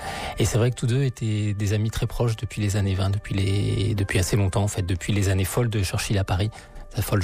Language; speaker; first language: French; native; French